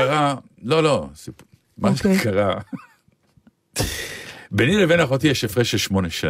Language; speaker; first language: Hebrew; native; Hebrew